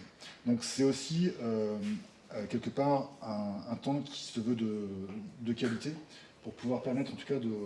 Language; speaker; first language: French; native; French